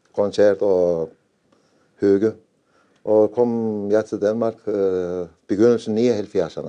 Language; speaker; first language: Danish; non-native, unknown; Turkish